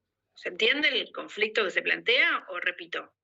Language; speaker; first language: Spanish; native; Spanish